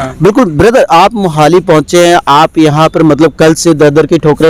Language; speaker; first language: Hindi; native; Hindi